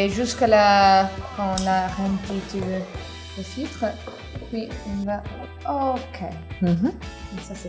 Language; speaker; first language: French; non-native, fluent; Italian